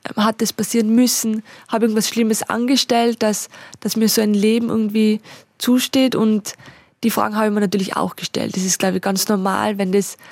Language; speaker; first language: German; native; German